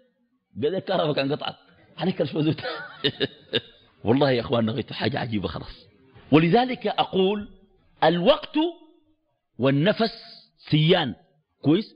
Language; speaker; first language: Arabic; native; Arabic